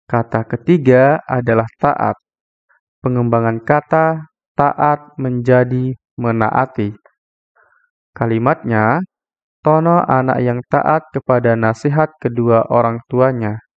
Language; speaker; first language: Indonesian; native; Indonesian